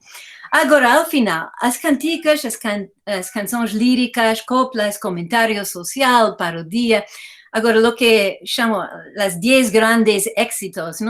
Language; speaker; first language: Portuguese; non-native, fluent; English